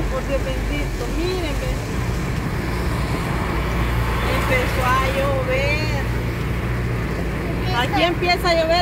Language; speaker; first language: Spanish; native; Spanish